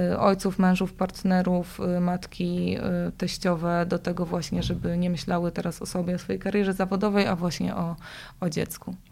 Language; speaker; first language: Polish; native; Polish